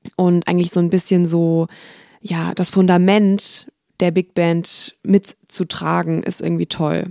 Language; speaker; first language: German; native; German